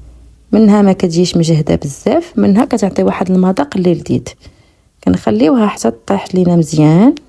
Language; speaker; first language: Arabic; native; Arabic